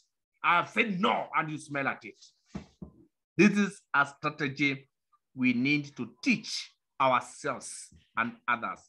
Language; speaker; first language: English; non-native, local second language; Kamba